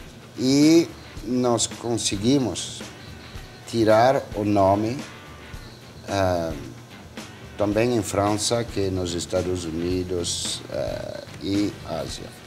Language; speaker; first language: Portuguese; non-native, fluent; French